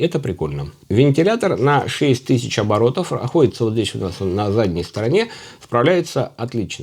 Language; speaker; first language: Russian; native; Russian